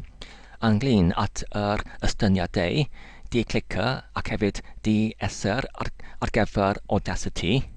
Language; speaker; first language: Welsh; non-native, learner; English